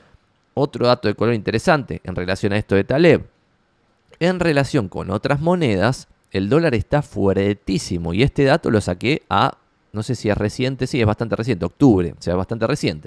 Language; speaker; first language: Spanish; native; Spanish